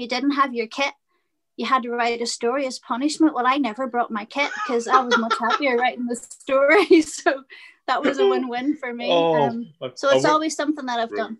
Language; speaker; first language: English; native; English